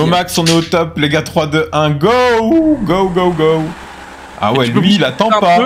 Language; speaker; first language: French; native; French